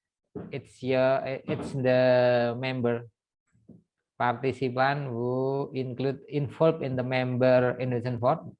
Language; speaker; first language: English; non-native, fluent; Indonesian